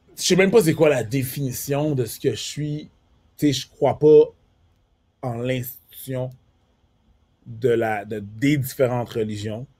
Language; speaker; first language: French; early bilingual, other home language; Haitian Creole